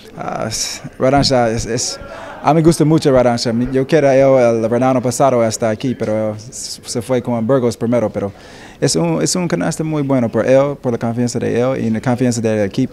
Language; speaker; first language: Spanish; non-native, learner; English